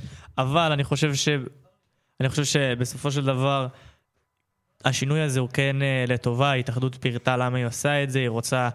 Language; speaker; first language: Hebrew; native; Hebrew